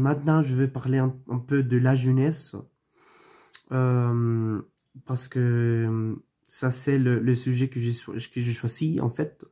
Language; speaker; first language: French; non-native, learner; Spanish